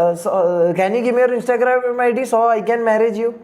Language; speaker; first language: English; non-native, learner; Malayalam